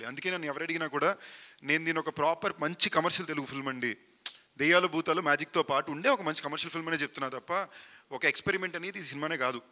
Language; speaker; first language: Telugu; native; Telugu